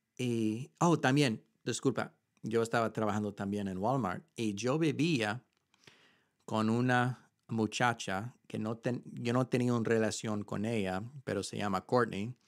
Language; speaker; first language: Spanish; early bilingual, heritage; Spanish